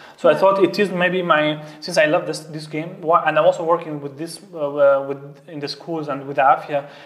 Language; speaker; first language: English; non-native, fluent; Arabic